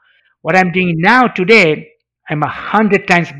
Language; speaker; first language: English; non-native, local second language; Swahili